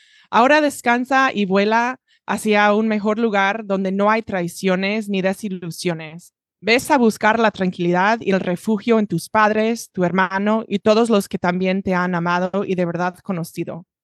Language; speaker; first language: Spanish; non-native, fluent; English